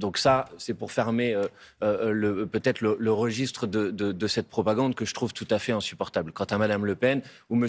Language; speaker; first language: French; native; French